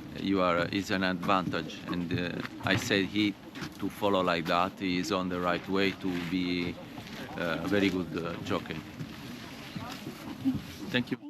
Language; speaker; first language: English; non-native, fluent; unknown